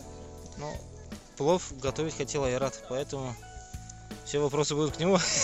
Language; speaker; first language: Russian; native; Russian